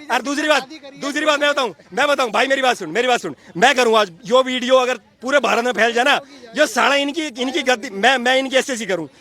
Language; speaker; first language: Hindi; native; Hindi